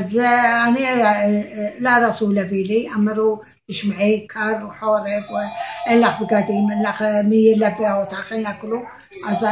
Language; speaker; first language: Hebrew; non-native, learner; Arabic